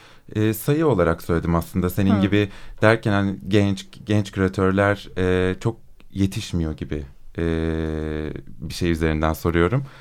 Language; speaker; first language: Turkish; native; Turkish